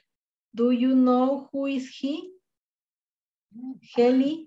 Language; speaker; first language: English; non-native, learner; Spanish